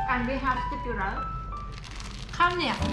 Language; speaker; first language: English; non-native, learner; Thai